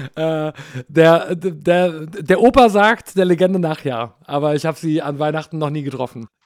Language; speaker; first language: German; early bilingual, other home language; English